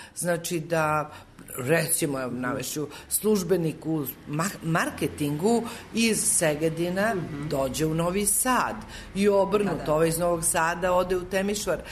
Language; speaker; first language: Serbian; native; Serbian